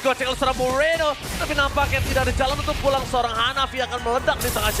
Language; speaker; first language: Indonesian; native; Indonesian